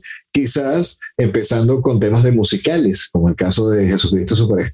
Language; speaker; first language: Spanish; native; Spanish